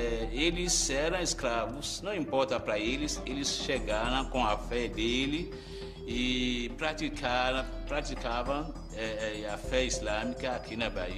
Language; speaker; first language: Portuguese; non-native, fluent; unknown